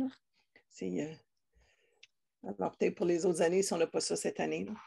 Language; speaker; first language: French; native; French